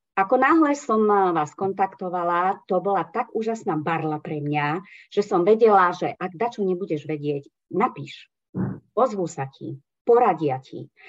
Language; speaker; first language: Slovak; non-native, local second language; Hungarian